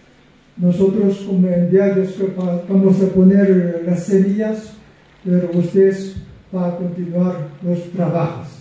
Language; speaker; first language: Spanish; non-native, fluent; Korean